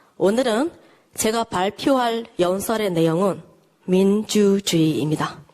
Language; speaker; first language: Korean; non-native, fluent; Burmese